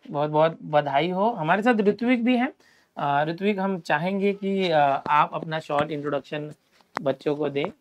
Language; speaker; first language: Hindi; non-native, local second language; Marathi